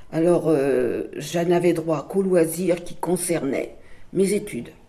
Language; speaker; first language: French; non-native, fluent; Sinhala